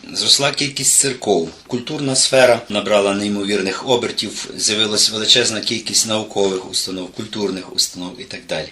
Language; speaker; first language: Ukrainian; native; Ukrainian